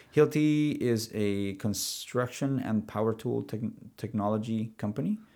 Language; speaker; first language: English; early bilingual, other home language; Spanish